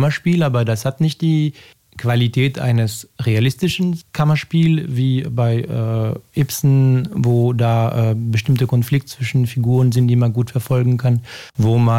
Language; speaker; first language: German; non-native, fluent; French